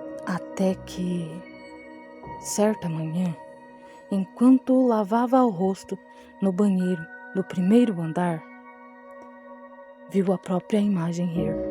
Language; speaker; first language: Portuguese; native; Portuguese